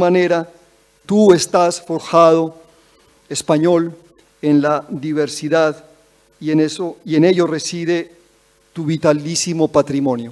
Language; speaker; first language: Spanish; native; Spanish